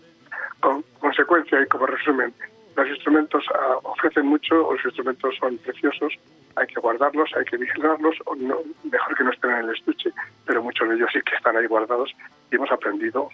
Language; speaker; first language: Spanish; native; Spanish